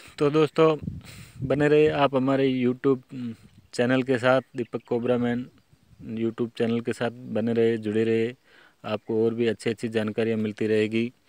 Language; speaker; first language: Hindi; native; Hindi